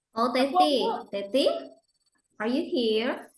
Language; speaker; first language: English; non-native, learner; Indonesian